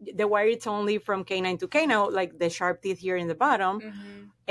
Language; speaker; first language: English; non-native, fluent; Spanish